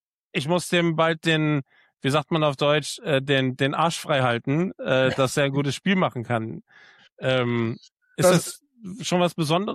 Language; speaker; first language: German; native; German